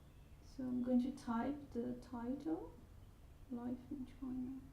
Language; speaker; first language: English; non-native, fluent; Chinese